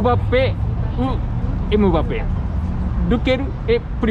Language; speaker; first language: French; non-native, learner; Japanese